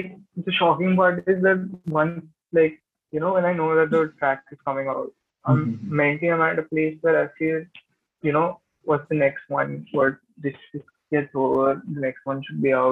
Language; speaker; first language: English; non-native, local second language; Hindi